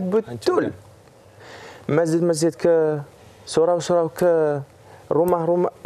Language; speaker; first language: Indonesian; non-native, fluent; Arabic